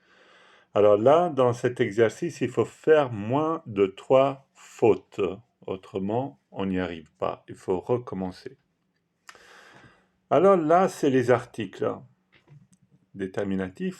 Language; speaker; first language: French; non-native, fluent; Italian